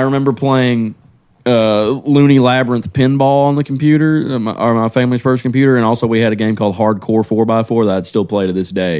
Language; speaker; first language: English; native; English